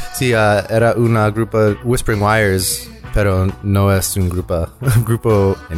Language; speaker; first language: Spanish; non-native, learner; English